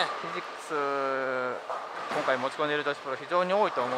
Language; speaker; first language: Japanese; native; Japanese